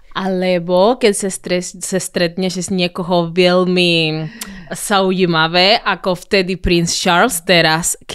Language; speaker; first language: Slovak; non-native, fluent; Spanish